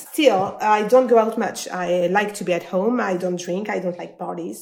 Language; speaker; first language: English; non-native, fluent; French